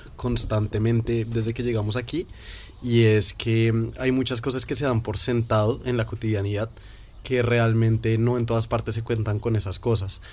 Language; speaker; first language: Spanish; native; Spanish